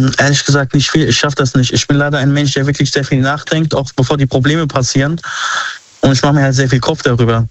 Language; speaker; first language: German; early bilingual, other home language; Arabic